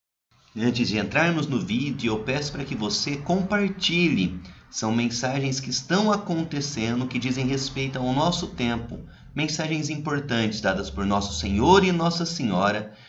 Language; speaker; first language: Portuguese; native; Portuguese